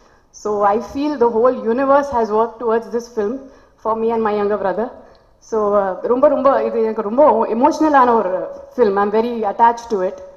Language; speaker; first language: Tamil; non-native, local second language; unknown